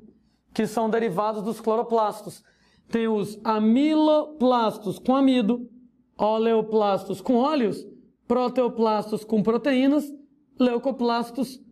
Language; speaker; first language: Portuguese; native; Portuguese